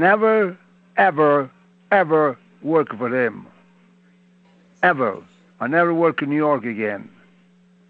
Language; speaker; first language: English; non-native, learner; Italian